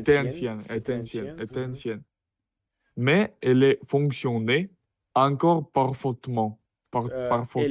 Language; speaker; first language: French; non-native, learner; Russian